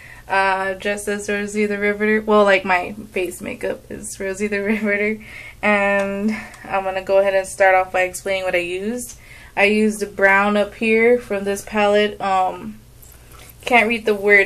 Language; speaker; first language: English; early bilingual, other home language; Spanish